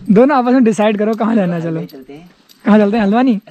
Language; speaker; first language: Hindi; native; Hindi